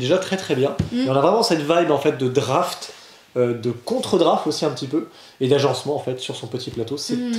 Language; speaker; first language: French; native; French